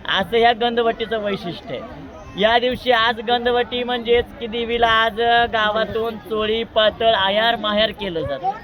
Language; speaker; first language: Marathi; native; Marathi